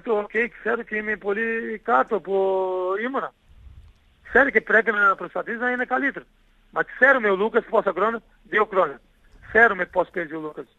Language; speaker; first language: Greek; non-native, learner; Portuguese